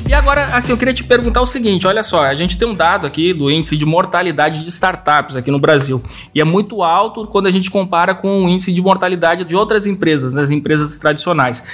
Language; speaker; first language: Portuguese; native; Portuguese